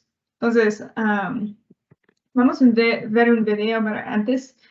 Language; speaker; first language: Spanish; non-native, learner; English